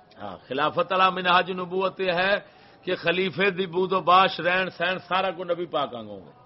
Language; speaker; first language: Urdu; non-native, local second language; Punjabi